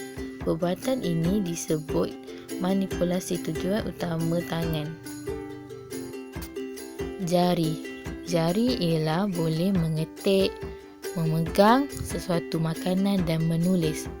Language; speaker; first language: Malay; native; Malay